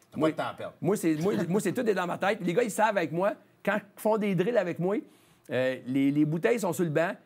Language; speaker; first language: French; native; French